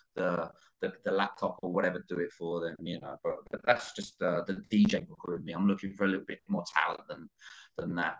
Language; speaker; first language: English; native; English